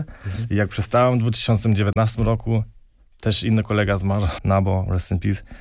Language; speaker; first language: Polish; early bilingual, heritage; Polish